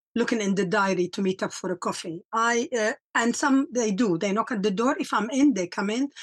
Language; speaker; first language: English; non-native, fluent; Arabic